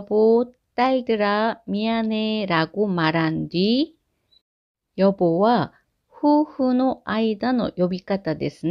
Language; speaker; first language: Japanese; non-native, fluent; Korean